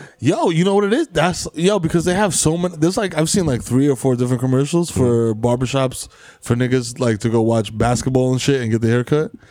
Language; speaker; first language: English; early bilingual, other home language; Spanish